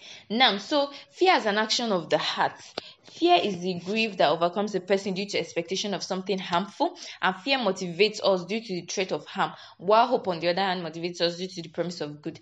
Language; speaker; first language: English; non-native, local second language; Yoruba